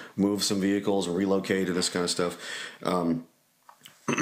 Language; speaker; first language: English; native; English